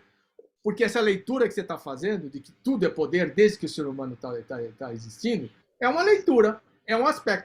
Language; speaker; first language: Portuguese; native; Portuguese